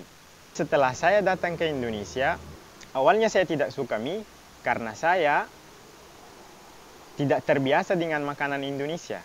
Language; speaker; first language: Indonesian; non-native, fluent; Arabic